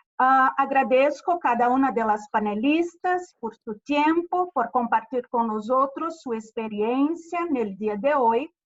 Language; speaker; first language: Spanish; non-native, fluent; Portuguese